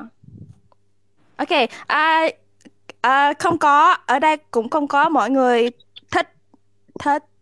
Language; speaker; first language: Vietnamese; non-native, fluent; Malay